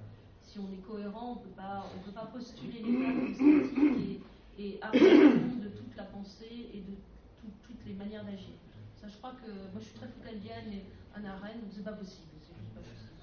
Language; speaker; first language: French; native; French